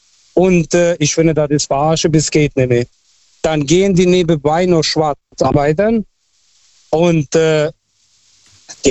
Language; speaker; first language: German; non-native, fluent; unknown